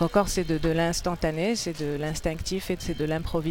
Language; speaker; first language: French; non-native, local second language; Arabic